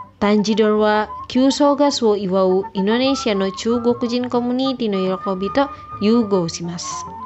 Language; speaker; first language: Japanese; non-native, fluent; Indonesian